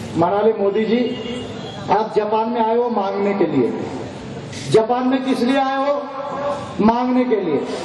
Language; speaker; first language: Hindi; non-native, local second language; Marathi